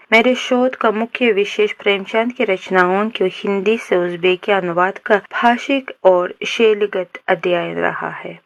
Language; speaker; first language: Hindi; non-native, fluent; Uzbek